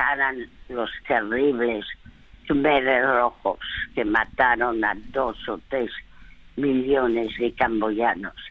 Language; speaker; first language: Spanish; early bilingual, other home language; French